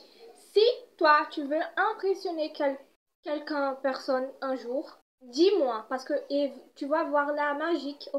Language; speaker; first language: French; non-native, fluent; Portuguese